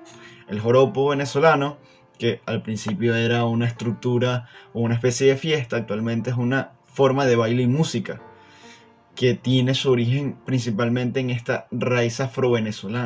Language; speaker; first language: Spanish; native; Spanish